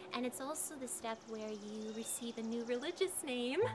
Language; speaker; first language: English; native; English